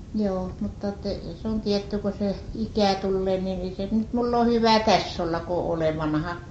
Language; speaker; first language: Finnish; native; Finnish